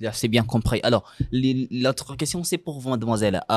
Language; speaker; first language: French; non-native, fluent; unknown